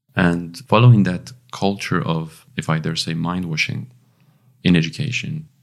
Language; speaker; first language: English; non-native, fluent; Persian